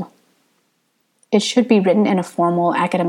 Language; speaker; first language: English; early bilingual, other home language; Hmong